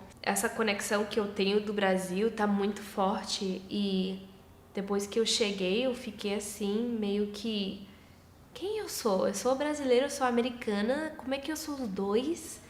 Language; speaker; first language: Portuguese; early bilingual, heritage; English